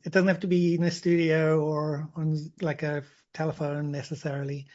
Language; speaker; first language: English; native; English